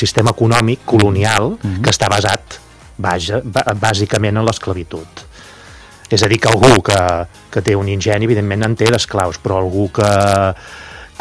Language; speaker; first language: Catalan; native; Catalan